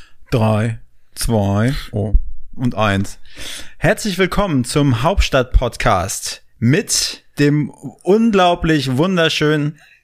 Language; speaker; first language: German; native; German